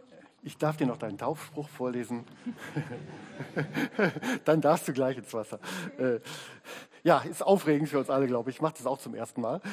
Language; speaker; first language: German; native; German